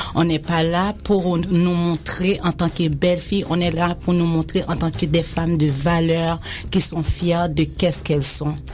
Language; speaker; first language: French; non-native, local second language; Haitian Creole